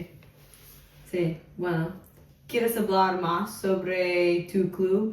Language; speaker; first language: Spanish; non-native, fluent; English